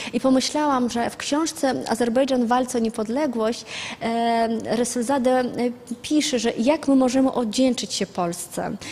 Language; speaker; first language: Polish; non-native, fluent; Azerbaijani